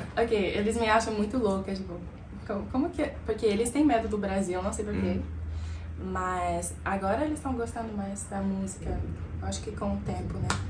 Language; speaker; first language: Portuguese; non-native, fluent; French